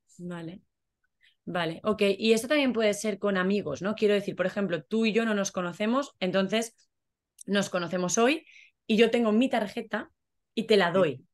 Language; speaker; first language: Spanish; native; Spanish